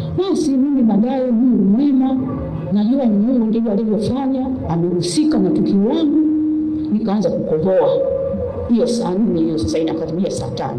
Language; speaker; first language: Swahili; native; Swahili